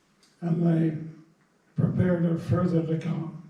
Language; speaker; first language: Dutch; non-native, fluent; English